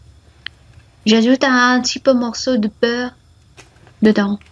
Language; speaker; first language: French; non-native, learner; Vietnamese